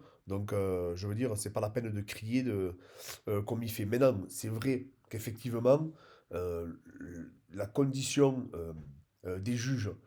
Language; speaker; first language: French; native; French